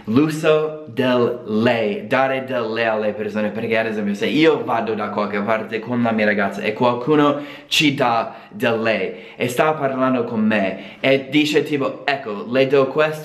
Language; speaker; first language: Italian; non-native, fluent; English